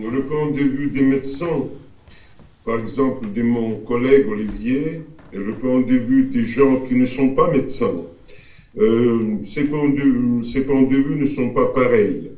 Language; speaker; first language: French; non-native, fluent; Russian